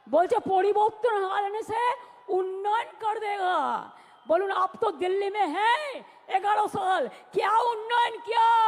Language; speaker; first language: Hindi; non-native, local second language; Bangla